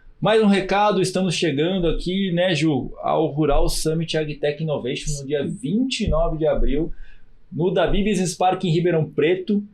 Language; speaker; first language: Portuguese; native; Portuguese